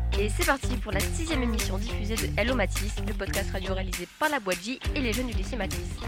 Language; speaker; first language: French; native; French